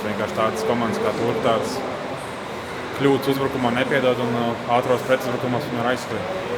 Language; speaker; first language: Latvian; native; Latvian